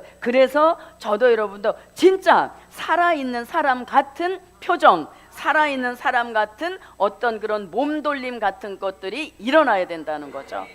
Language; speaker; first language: Korean; native; Korean